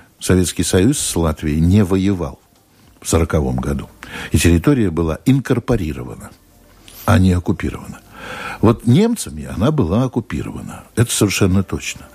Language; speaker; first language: Russian; native; Russian